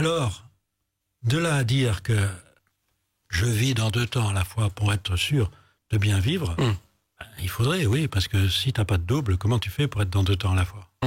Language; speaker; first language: French; native; French